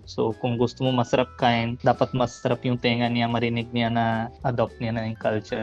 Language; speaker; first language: Filipino; non-native, learner; Punjabi